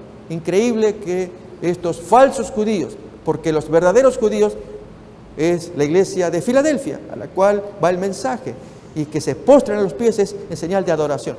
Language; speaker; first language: Spanish; native; Spanish